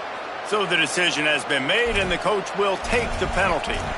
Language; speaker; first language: English; native; English